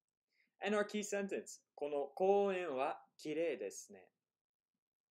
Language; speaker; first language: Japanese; non-native, fluent; English